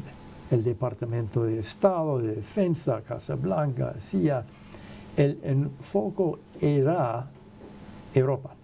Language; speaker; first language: Spanish; non-native, fluent; English